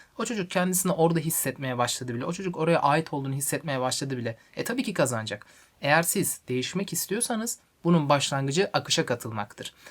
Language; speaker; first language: Turkish; native; Turkish